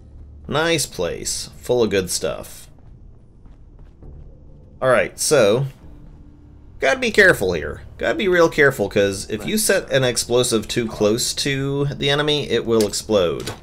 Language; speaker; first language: English; native; English